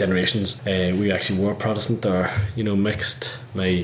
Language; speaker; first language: English; native; English